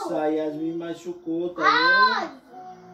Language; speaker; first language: Portuguese; native; Portuguese